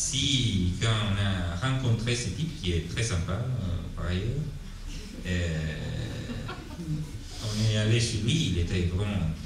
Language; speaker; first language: French; non-native, fluent; Italian